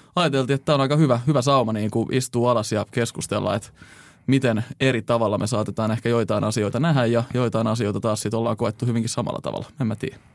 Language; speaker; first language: Finnish; native; Finnish